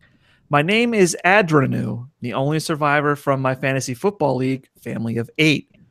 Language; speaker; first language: English; native; English